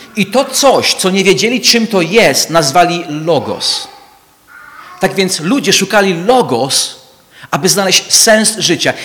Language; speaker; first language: Polish; non-native, fluent; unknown